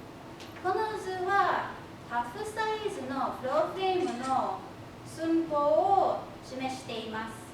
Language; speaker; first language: Japanese; non-native, fluent; English